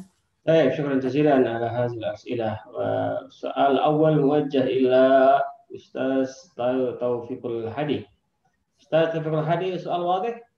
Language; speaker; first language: Arabic; non-native, fluent; Indonesian